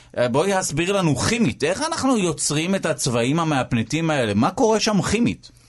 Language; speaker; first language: Hebrew; native; Hebrew